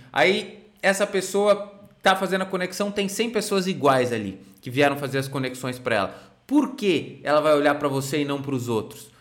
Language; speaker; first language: Portuguese; native; Portuguese